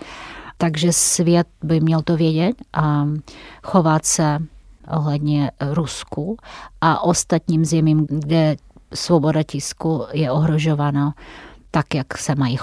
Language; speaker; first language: Czech; non-native, fluent; Russian